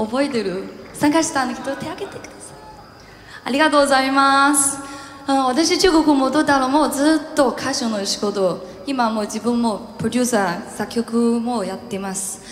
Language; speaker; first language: Japanese; non-native, learner; Chinese